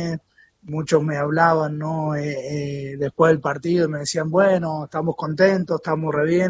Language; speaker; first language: Spanish; native; Spanish